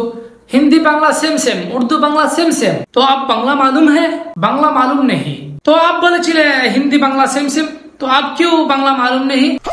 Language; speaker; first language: Hindi; non-native, learner; Bangla